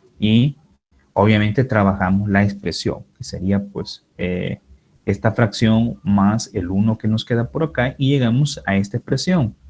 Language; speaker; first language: Spanish; native; Spanish